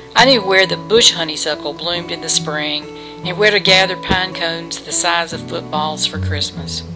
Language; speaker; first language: English; native; English